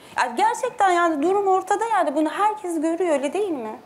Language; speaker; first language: Turkish; native; Turkish